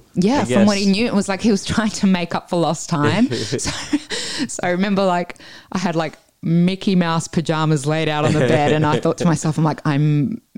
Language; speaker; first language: English; early bilingual, other home language; Italian